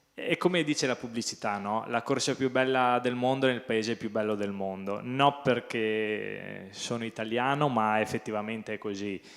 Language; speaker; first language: Italian; native; Italian